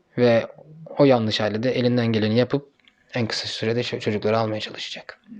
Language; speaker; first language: Turkish; early bilingual, heritage; Turkish